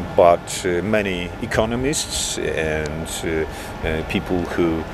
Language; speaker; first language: English; non-native, fluent; Polish